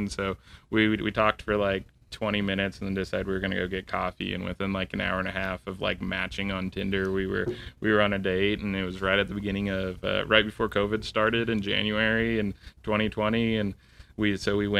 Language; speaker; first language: English; native; English